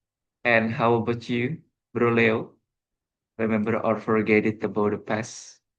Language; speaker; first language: English; non-native, learner; Indonesian